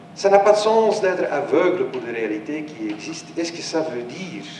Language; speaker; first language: French; non-native, local second language; Dutch